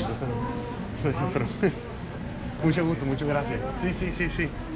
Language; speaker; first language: Spanish; non-native, fluent; English